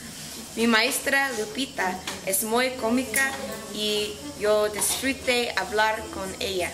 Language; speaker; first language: Spanish; non-native, learner; English